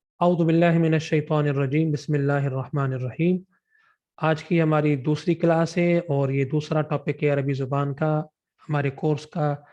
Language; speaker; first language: Urdu; non-native, local second language; Sindhi